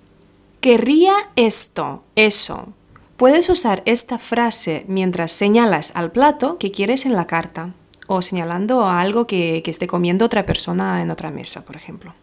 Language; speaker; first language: Spanish; non-native, fluent; Russian